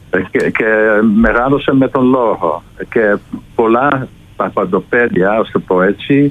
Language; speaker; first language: Greek; non-native, fluent; Dutch